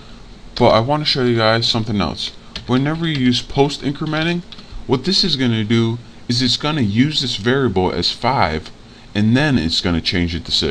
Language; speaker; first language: English; native; English